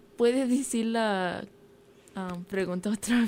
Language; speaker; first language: Spanish; early bilingual, heritage; Spanish